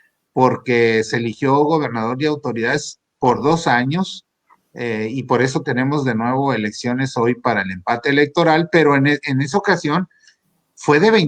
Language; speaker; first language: Spanish; native; Spanish